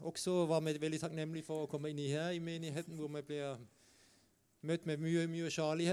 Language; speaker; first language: Norwegian; non-native, fluent; German